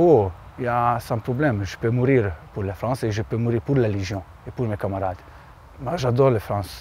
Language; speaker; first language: French; non-native, learner; Hungarian